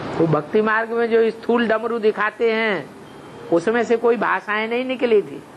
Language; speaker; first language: Hindi; native; Hindi